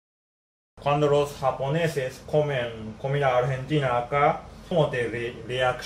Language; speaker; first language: Spanish; non-native, learner; Japanese